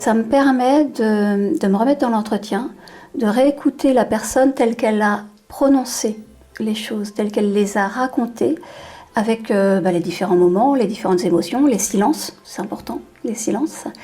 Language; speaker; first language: French; native; French